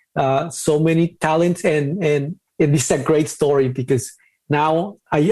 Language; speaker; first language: English; non-native, fluent; Spanish